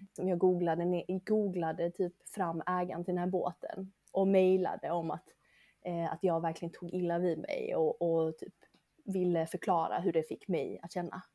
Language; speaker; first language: Swedish; early bilingual, other home language; Chinese